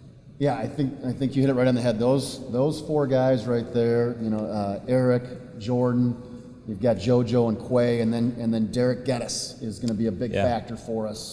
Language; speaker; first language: English; native; English